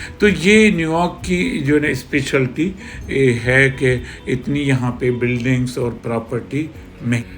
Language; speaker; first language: Urdu; non-native, local second language; Sindhi